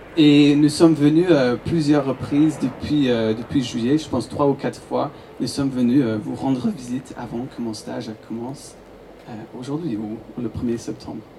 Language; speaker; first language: French; non-native, fluent; English